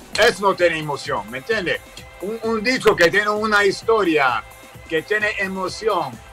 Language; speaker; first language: Spanish; early bilingual, heritage; Spanish